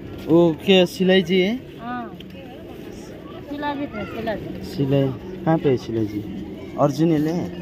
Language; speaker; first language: Hindi; non-native, local second language; Nepali